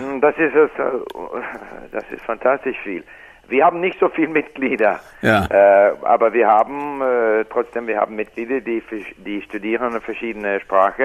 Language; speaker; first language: German; non-native, learner; English